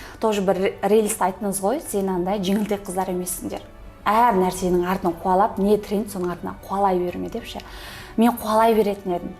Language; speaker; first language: Kazakh; early bilingual, heritage; Kazakh